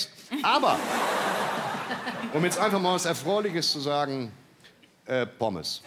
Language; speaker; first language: German; native; German